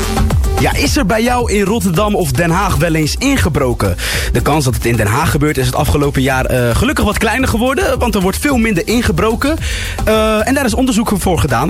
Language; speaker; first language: Dutch; native; Dutch